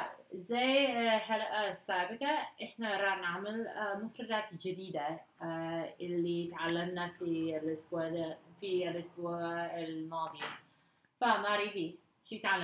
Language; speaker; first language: Arabic; non-native, learner; English